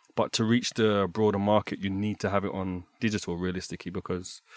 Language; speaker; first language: English; native; English